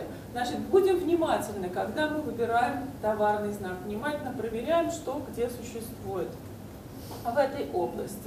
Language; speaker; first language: Russian; native; Russian